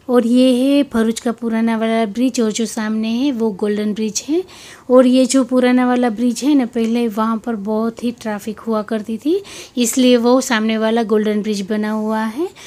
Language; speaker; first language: Hindi; non-native, local second language; Gujarati